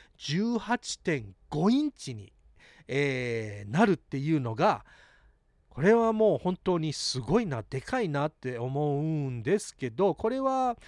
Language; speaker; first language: Japanese; early bilingual, heritage; English